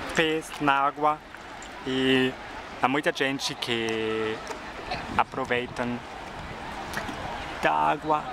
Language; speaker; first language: Portuguese; non-native, fluent; German